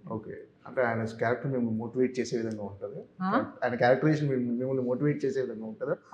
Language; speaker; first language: Telugu; native; Telugu